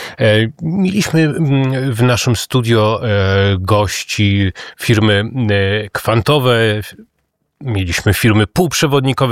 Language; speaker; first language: Polish; native; Polish